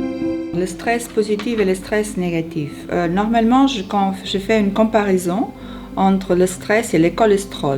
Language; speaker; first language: French; non-native, fluent; Portuguese